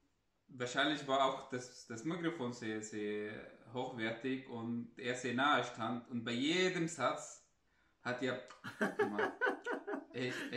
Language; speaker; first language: German; non-native, fluent; Arabic